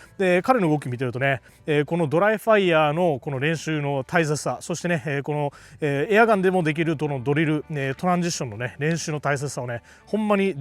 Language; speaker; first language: Japanese; native; Japanese